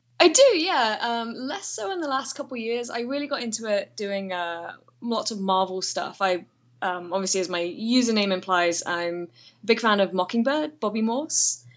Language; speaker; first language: English; native; English